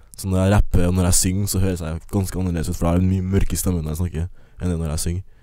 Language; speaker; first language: Norwegian; early bilingual, other home language; English